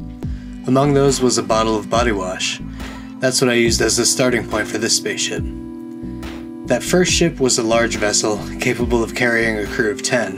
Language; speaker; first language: English; native; English